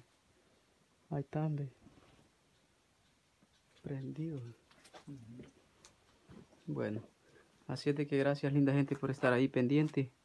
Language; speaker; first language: Spanish; native; Spanish